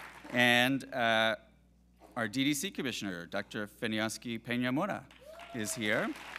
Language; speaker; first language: English; native; English